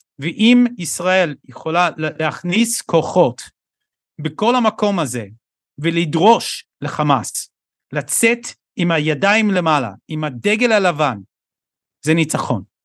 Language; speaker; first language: Hebrew; non-native, fluent; English